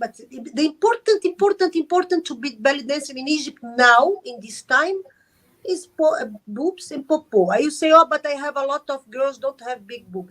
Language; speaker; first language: English; non-native, learner; Arabic